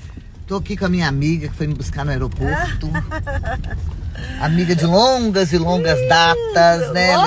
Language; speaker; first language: Portuguese; native; Portuguese